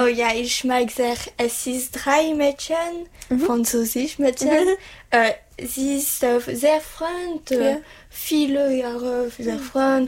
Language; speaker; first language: German; non-native, learner; French